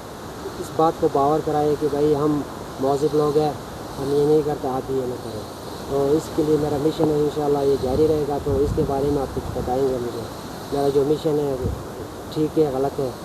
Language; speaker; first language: Urdu; non-native, local second language; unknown